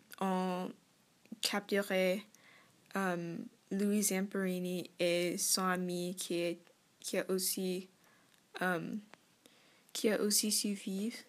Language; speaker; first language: French; non-native, learner; English